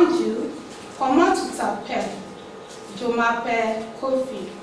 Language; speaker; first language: French; non-native, fluent; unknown